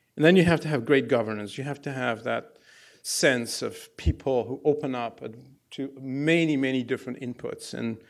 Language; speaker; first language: English; non-native, fluent; Arabic